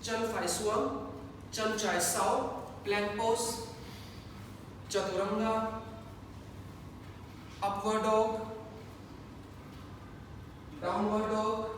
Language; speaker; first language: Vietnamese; non-native, learner; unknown